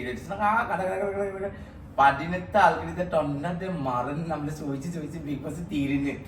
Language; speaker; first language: Malayalam; non-native, local second language; Assamese